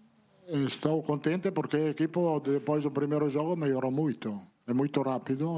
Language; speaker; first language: Portuguese; non-native, learner; Italian